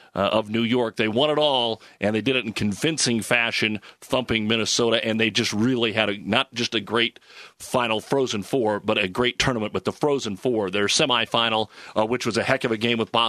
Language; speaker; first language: English; native; English